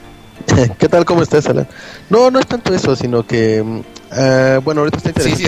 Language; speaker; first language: Spanish; native; Spanish